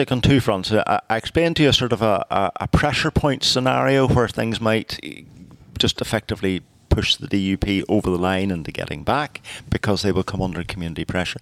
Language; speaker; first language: English; native; English